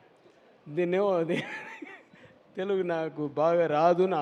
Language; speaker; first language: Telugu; non-native, learner; Tamil